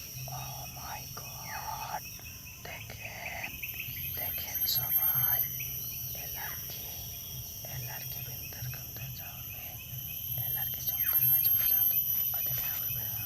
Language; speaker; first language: Hindi; non-native, learner; Bangla